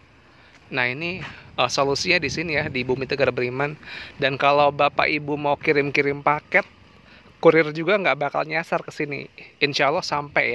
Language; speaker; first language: Indonesian; native; Indonesian